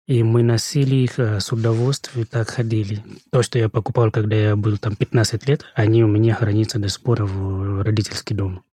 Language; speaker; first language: Russian; non-native, fluent; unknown